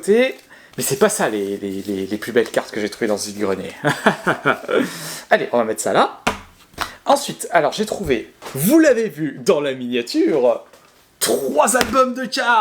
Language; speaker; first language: French; native; French